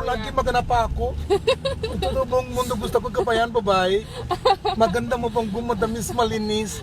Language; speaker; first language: Filipino; non-native, learner; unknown